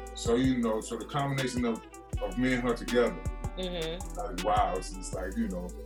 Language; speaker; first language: English; native; English